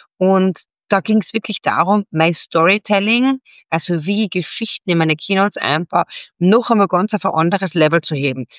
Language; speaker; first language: German; native; German